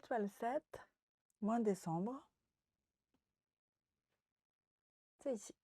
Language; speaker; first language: French; non-native, fluent; Japanese